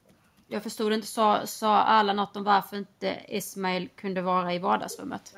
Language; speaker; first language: Swedish; native; Swedish